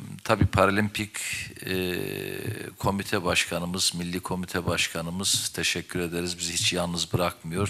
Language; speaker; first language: Turkish; native; Turkish